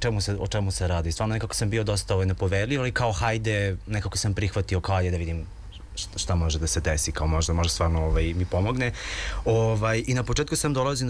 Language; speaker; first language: Serbian; native; Serbian